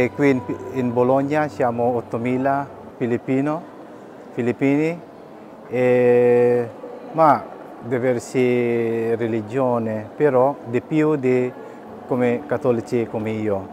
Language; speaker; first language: Italian; non-native, learner; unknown